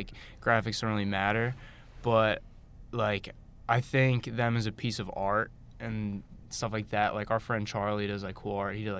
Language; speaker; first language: English; native; English